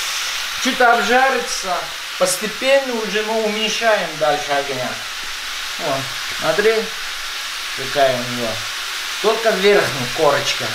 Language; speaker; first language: Russian; non-native, fluent; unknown